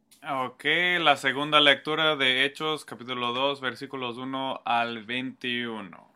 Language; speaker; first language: Spanish; non-native, fluent; English